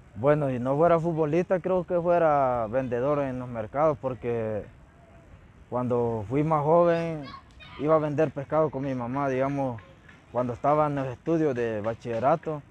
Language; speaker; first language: Spanish; native; Spanish